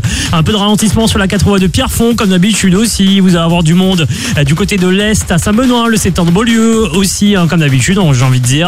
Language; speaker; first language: French; native; French